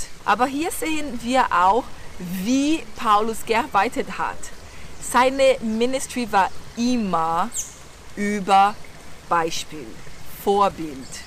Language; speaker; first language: German; non-native, learner; Portuguese